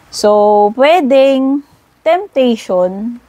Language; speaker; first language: Filipino; native; Filipino